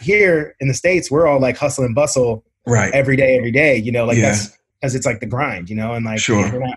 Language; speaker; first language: English; native; English